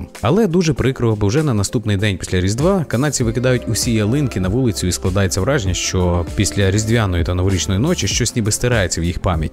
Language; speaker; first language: Ukrainian; native; Ukrainian